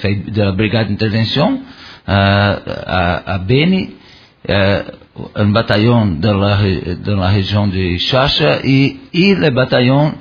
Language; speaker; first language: French; non-native, learner; Portuguese